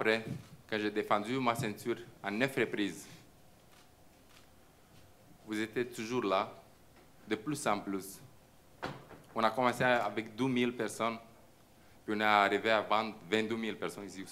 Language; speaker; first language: French; non-native, fluent; Romanian